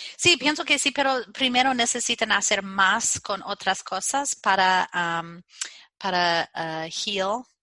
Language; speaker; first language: Spanish; non-native, fluent; English